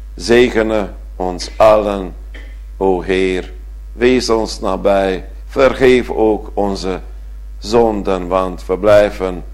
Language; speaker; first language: Dutch; non-native, fluent; Hungarian